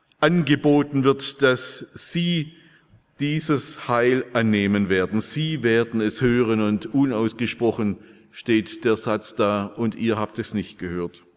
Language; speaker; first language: German; native; German